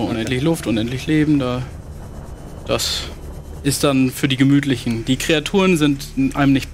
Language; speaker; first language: German; native; German